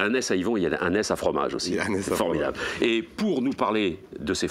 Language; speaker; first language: French; native; French